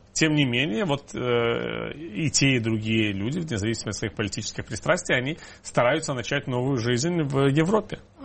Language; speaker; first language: Russian; native; Russian